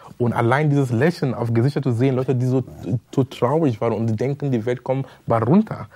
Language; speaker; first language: German; non-native, fluent; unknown